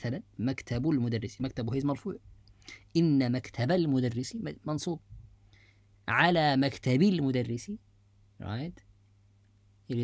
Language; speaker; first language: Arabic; non-native, fluent; English